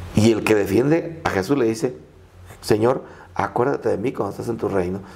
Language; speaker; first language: Spanish; non-native, local second language; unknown